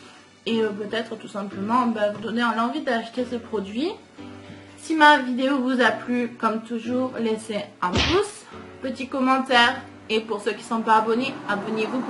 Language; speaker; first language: French; native; French